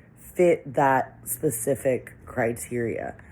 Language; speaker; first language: English; native; English